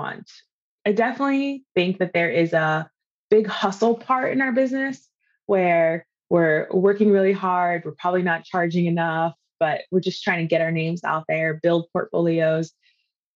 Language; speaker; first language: English; native; English